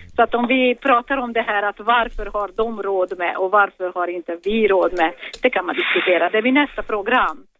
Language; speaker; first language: Swedish; non-native, fluent; Hungarian